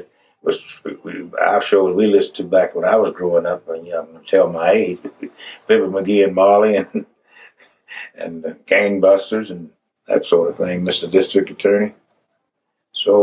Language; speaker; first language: English; native; English